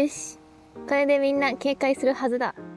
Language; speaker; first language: Japanese; native; Japanese